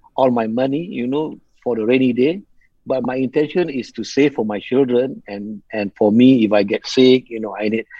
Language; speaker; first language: English; non-native, local second language; Malay